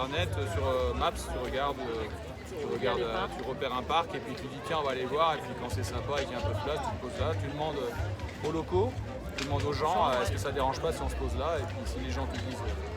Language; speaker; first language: French; native; French